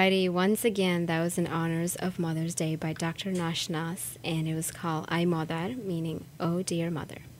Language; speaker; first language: English; early bilingual, other home language; Persian